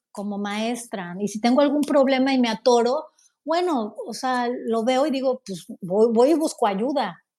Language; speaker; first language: Spanish; native; Spanish